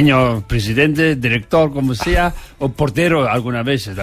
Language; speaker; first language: Spanish; non-native, learner; Tibetan